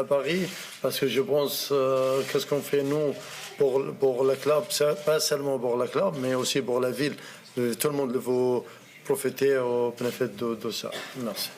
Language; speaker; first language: French; non-native, learner; Arabic